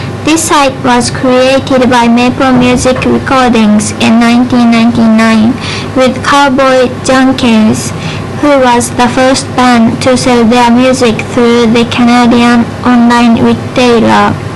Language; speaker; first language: English; non-native, fluent; Japanese